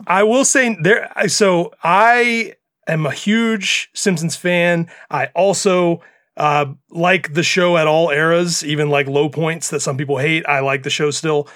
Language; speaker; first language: English; native; English